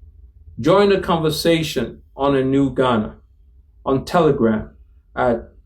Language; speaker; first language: English; non-native, local second language; Akan